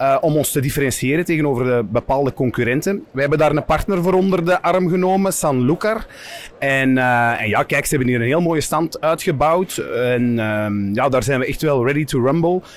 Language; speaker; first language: Dutch; native; Dutch